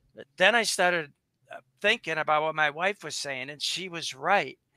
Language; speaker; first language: English; native; English